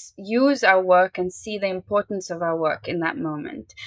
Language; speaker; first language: English; native; English